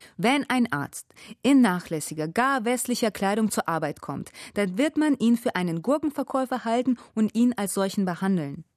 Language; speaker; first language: German; early bilingual, other home language; Russian